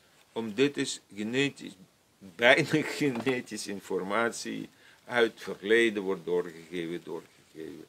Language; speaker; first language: Dutch; non-native, fluent; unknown